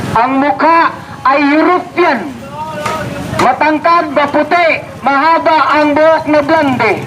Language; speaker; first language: Filipino; non-native, local second language; Cebuano